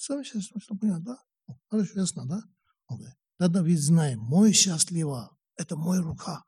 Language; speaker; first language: Russian; non-native, learner; Tibetan